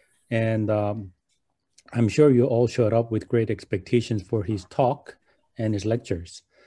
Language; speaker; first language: English; non-native, fluent; Korean